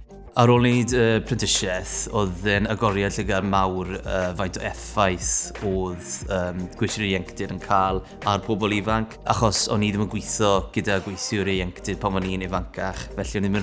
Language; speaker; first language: Welsh; native; Welsh